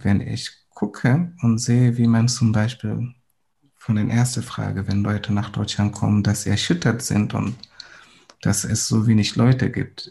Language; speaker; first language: German; non-native, fluent; Swahili